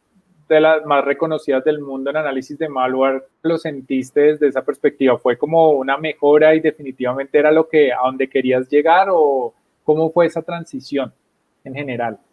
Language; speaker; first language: Spanish; native; Spanish